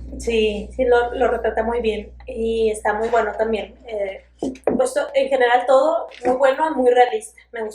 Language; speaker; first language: Spanish; native; Spanish